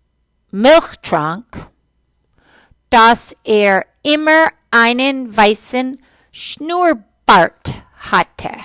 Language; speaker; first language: German; non-native, fluent; English